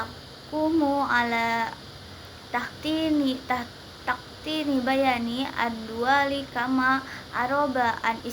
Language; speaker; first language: Arabic; non-native, learner; Indonesian